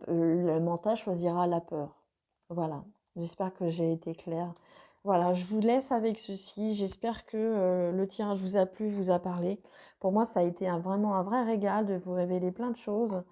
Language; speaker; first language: French; native; French